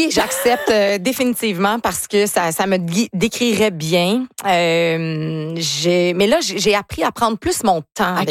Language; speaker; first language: French; native; French